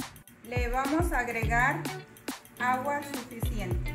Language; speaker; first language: Spanish; native; Spanish